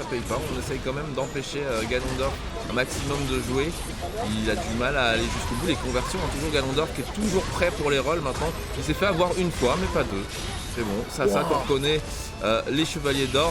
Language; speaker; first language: French; native; French